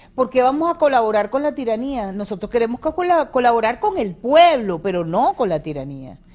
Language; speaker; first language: Spanish; native; Spanish